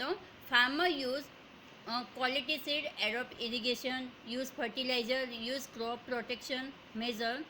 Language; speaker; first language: English; non-native, local second language; Hindi